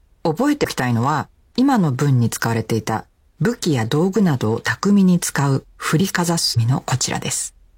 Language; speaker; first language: Japanese; native; Japanese